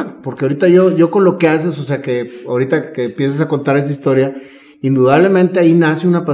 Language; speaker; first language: Spanish; native; Spanish